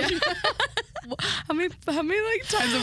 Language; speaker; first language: English; native; English